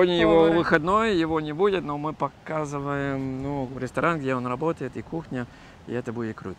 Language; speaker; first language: Russian; non-native, fluent; English